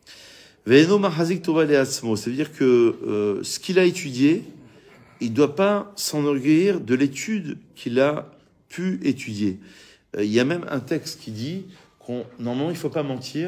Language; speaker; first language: French; native; French